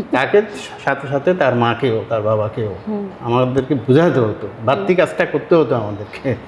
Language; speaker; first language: Bangla; native; Bangla